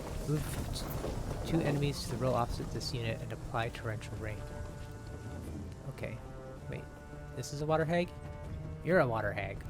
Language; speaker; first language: English; native; English